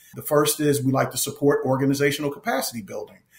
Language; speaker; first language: English; native; English